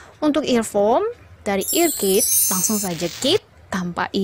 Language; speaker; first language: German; non-native, fluent; Indonesian